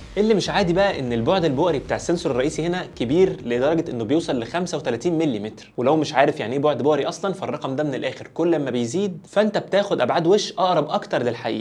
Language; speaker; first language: Arabic; native; Arabic